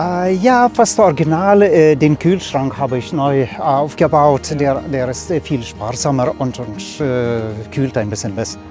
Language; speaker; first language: German; non-native, learner; Lithuanian